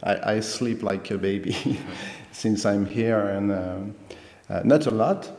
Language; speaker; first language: English; non-native, fluent; French